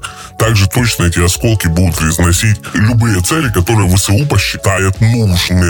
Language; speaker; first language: Russian; native; Russian